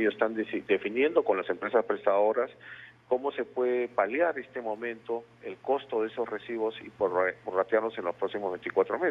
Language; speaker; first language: Spanish; native; Spanish